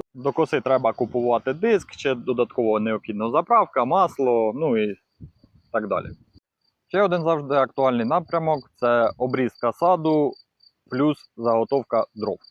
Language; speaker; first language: Ukrainian; native; Ukrainian